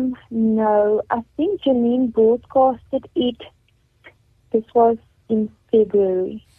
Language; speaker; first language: English; non-native, local second language; Afrikaans